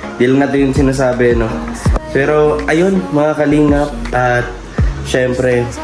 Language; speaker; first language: Filipino; native; Filipino